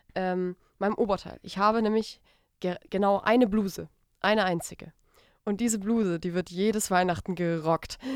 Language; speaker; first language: German; native; German